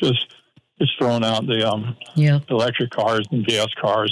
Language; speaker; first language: English; native; English